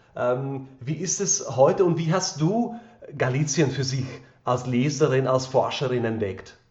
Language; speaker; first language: German; non-native, fluent; Slovak